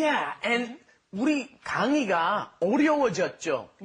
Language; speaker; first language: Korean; non-native, fluent; English